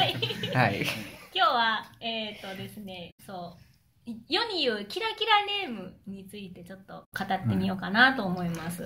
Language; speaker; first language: Japanese; native; Japanese